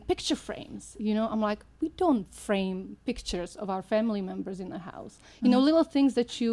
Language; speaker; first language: English; non-native, fluent; Slovak